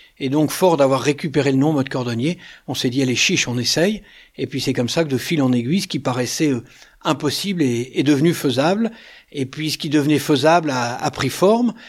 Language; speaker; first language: French; native; French